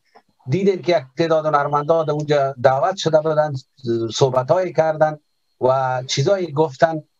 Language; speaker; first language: Persian; native; Persian